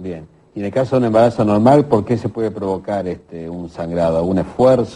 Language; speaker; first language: Spanish; native; Spanish